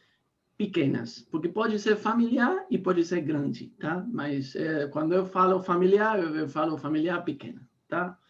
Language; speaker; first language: Portuguese; non-native, fluent; Spanish